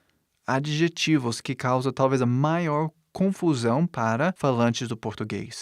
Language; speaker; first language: Portuguese; non-native, fluent; English